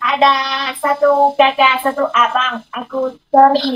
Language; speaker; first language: Indonesian; non-native, learner; Vietnamese